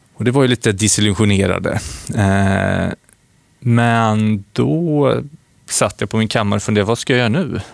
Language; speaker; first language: Swedish; native; Swedish